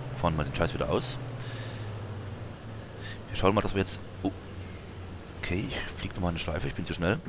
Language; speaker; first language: German; native; German